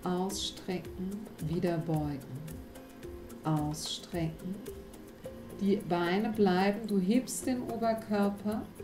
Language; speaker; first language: German; native; German